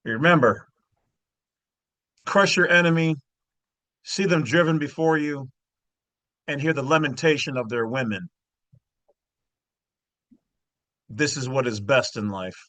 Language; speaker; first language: English; native; English